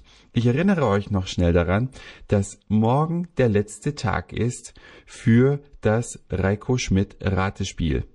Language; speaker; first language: German; native; German